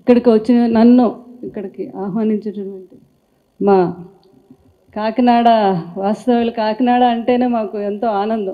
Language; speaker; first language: Telugu; native; Telugu